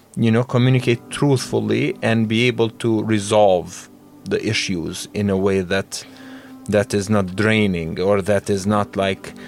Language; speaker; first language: English; non-native, fluent; Albanian